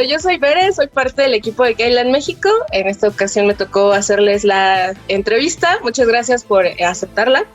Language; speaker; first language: Spanish; native; Spanish